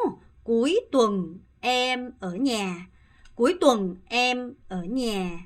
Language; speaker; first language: Vietnamese; non-native, fluent; Korean